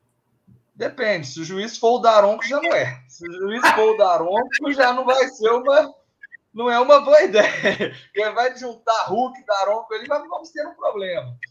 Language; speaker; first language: Portuguese; native; Portuguese